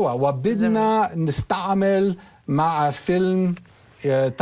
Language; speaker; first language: Arabic; non-native, learner; English